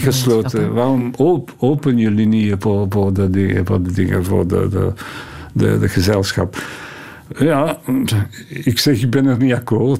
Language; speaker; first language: Dutch; non-native, local second language; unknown